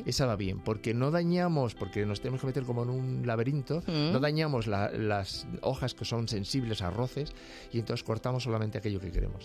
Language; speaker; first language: Spanish; native; Spanish